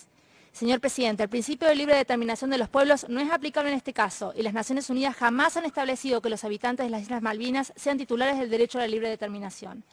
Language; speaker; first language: Spanish; native; Spanish